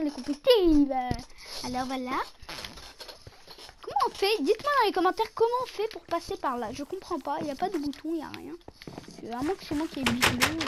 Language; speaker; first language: French; native; French